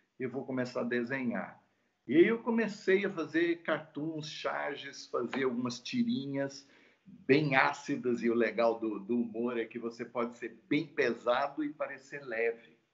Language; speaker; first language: Portuguese; native; Portuguese